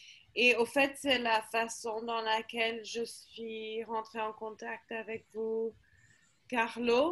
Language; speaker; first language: French; non-native, fluent; English